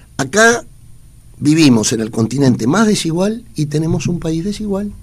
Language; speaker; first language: Spanish; native; Spanish